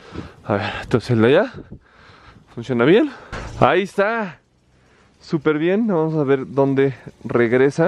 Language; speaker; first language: Spanish; native; Spanish